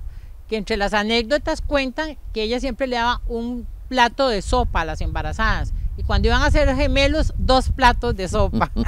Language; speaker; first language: Spanish; native; Spanish